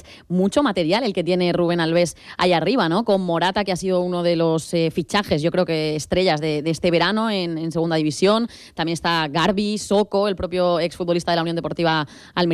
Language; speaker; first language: Spanish; native; Spanish